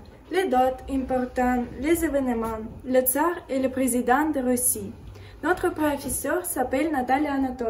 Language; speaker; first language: French; non-native, learner; Russian